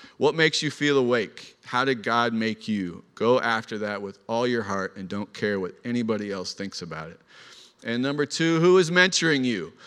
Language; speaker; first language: English; native; English